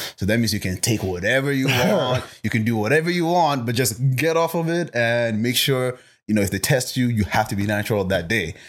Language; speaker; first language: English; non-native, local second language; Yoruba